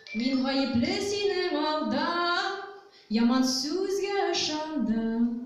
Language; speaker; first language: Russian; non-native, local second language; Tatar